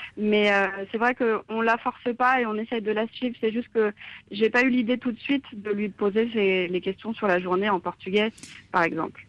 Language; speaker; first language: French; native; French